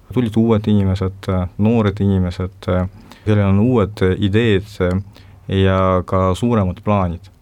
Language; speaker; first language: Estonian; non-native, local second language; Russian